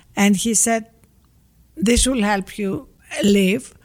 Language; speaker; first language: English; non-native, fluent; Greek